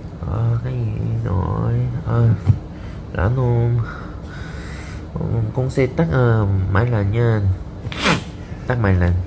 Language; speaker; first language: Vietnamese; non-native, learner; Korean